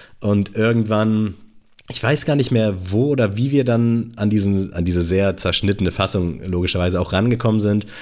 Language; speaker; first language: German; native; German